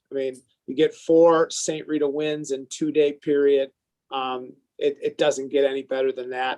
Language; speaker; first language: English; native; English